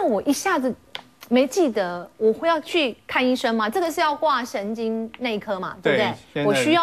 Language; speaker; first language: Chinese; native; Chinese